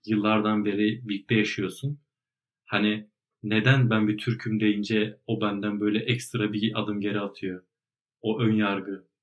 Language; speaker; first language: Turkish; native; Turkish